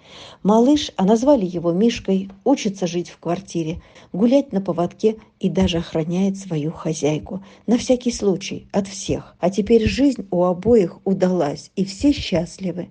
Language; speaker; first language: Russian; native; Russian